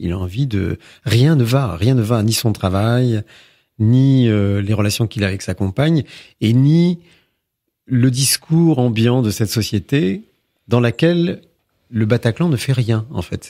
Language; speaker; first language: French; native; French